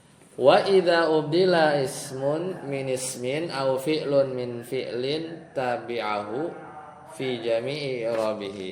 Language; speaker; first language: Arabic; non-native, fluent; Indonesian